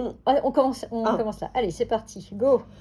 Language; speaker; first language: French; native; French